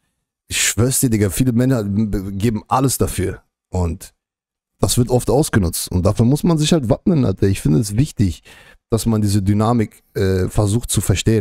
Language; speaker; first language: German; native; German